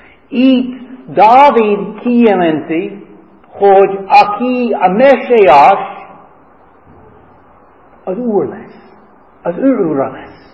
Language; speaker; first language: Hungarian; non-native, fluent; English